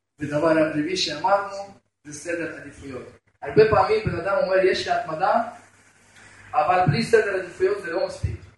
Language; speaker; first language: Hebrew; non-native, fluent; Russian